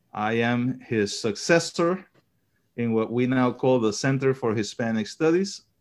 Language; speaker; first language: English; early bilingual, other home language; Spanish